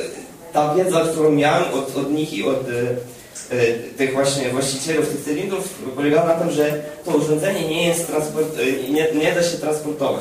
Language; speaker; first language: Polish; non-native, fluent; Ukrainian